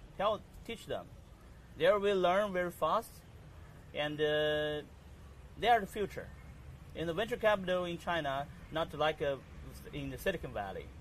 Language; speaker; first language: English; non-native, learner; Chinese